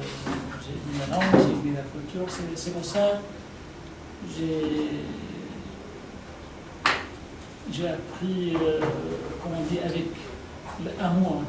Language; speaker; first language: French; non-native, fluent; Arabic